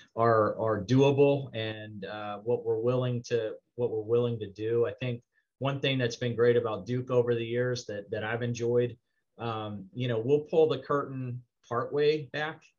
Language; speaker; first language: English; native; English